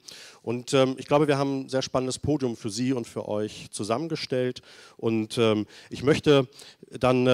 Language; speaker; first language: German; native; German